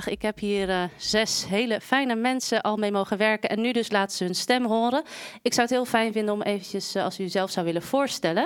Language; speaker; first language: Dutch; native; Dutch